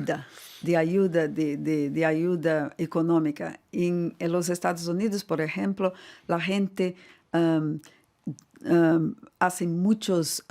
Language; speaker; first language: Spanish; non-native, fluent; Portuguese